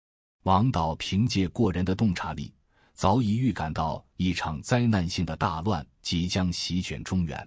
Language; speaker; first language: Chinese; native; Chinese